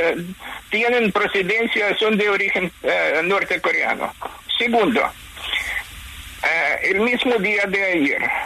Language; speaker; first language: Spanish; non-native, fluent; Ukrainian